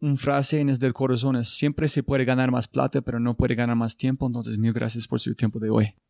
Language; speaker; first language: Spanish; non-native, learner; English